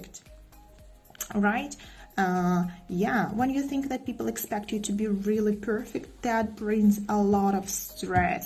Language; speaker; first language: English; non-native, fluent; Russian